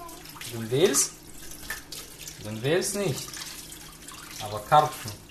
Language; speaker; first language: German; non-native, fluent; Russian